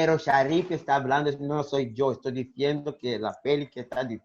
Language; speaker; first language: Spanish; non-native, learner; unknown